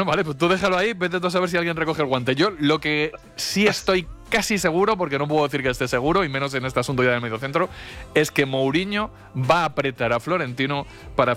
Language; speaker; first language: Spanish; native; Spanish